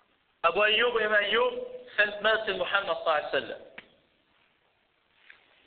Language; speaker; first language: Danish; early bilingual, other home language; Arabic